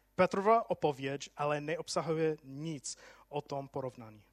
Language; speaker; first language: Czech; non-native, fluent; English